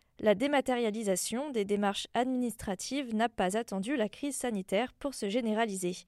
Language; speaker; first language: French; native; French